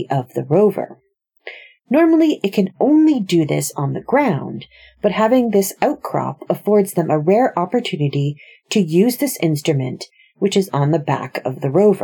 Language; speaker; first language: English; native; English